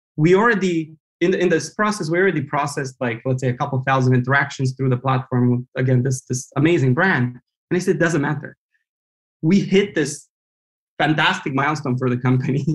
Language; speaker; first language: English; non-native, fluent; Romanian